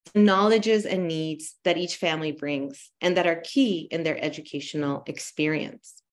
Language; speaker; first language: English; early bilingual, other home language; Spanish